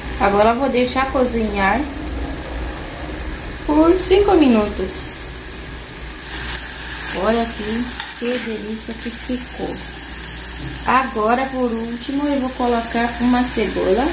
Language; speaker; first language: Portuguese; non-native, fluent; Haitian Creole